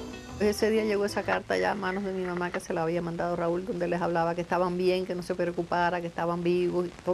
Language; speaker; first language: Spanish; native; Spanish